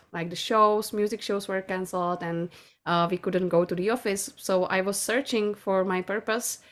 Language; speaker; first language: English; non-native, fluent; Czech